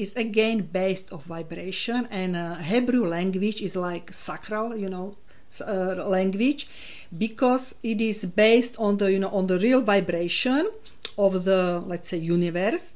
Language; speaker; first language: English; non-native, fluent; Slovak